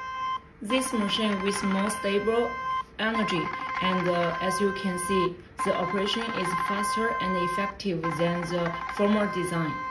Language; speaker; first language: English; non-native, learner; Chinese